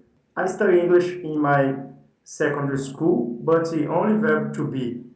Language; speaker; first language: English; non-native, learner; Portuguese